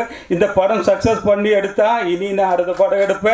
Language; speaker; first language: Tamil; non-native, local second language; Malayalam